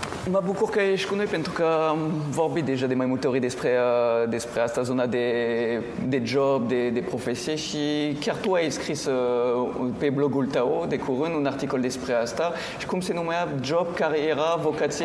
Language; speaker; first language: Romanian; non-native, fluent; French